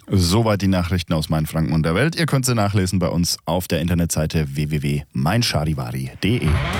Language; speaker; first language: German; native; German